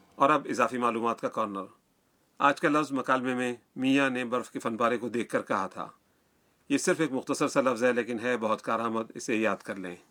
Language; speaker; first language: Urdu; native; Urdu